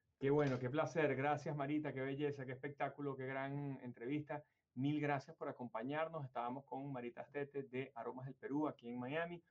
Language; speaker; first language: Spanish; native; Spanish